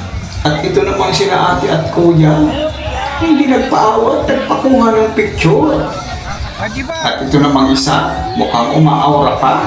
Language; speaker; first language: Filipino; native; Filipino